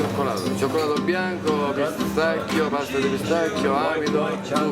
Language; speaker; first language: Italian; native; Italian